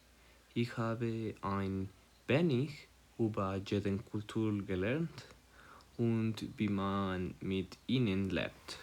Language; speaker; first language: German; non-native, learner; Spanish